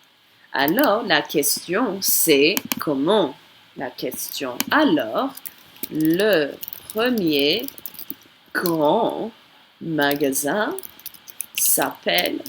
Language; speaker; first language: French; non-native, fluent; English